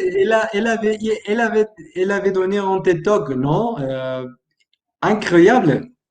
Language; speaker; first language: French; non-native, learner; Spanish